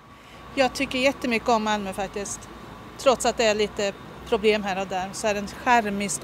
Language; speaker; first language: Swedish; native; Swedish